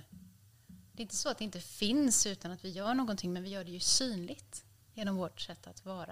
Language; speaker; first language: Swedish; native; Swedish